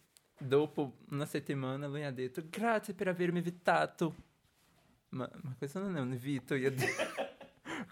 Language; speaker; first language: Italian; non-native, learner; Portuguese